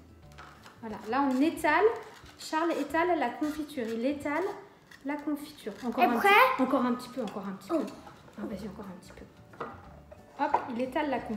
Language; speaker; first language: French; native; French